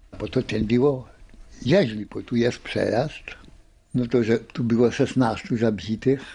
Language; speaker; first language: Polish; native; Polish